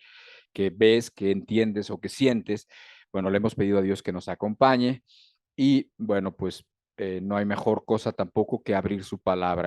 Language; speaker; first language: Spanish; native; Spanish